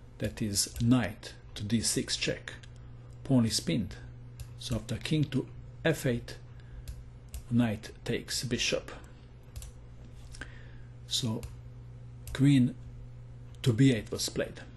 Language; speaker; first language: English; non-native, fluent; Croatian